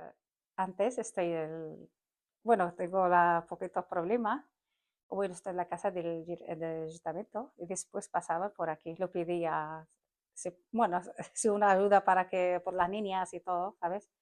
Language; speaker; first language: Spanish; non-native, learner; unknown